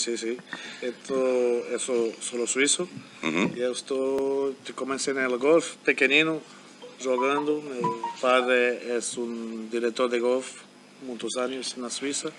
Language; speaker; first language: Spanish; non-native, learner; German